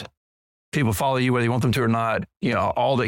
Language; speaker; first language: English; native; English